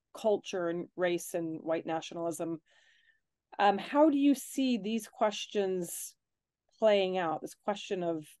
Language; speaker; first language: English; native; English